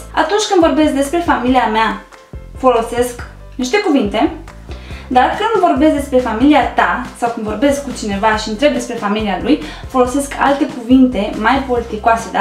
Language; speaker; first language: Romanian; native; Romanian